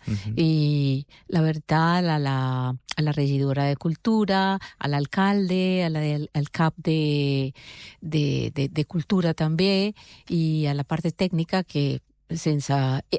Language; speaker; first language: Catalan; non-native, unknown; Spanish